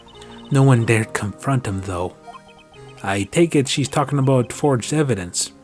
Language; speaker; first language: English; native; English